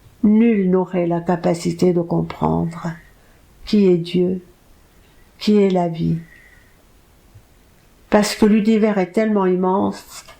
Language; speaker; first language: French; native; French